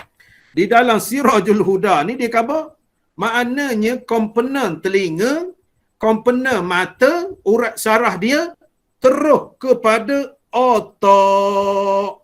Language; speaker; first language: Malay; native; Malay